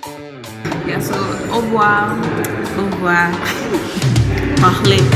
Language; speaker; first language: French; non-native, learner; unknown